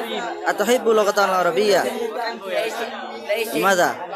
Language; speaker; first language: Arabic; non-native, learner; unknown